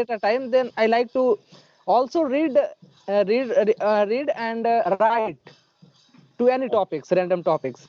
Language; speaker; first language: English; non-native, learner; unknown